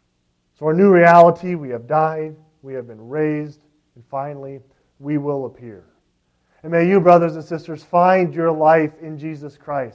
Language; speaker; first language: English; native; English